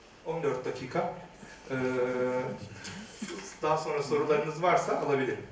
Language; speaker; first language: Turkish; native; Turkish